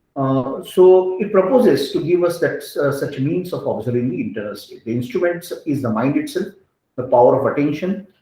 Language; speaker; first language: English; non-native, local second language; Hindi